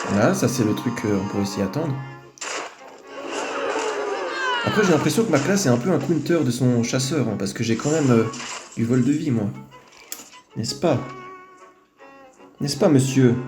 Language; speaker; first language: French; native; French